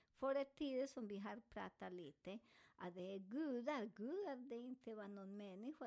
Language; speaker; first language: Swedish; non-native, fluent; Spanish